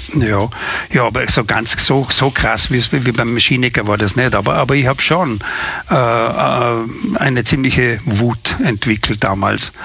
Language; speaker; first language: German; native; German